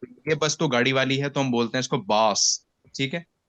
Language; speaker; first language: Hindi; native; Hindi